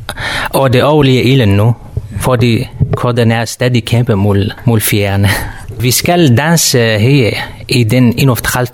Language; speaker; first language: Danish; non-native, learner; Kurdish